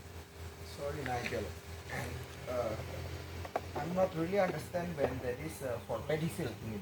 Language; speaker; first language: English; non-native, learner; Indonesian